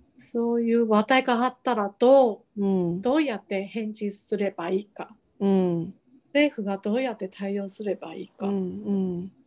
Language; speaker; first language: Japanese; non-native, fluent; Chinese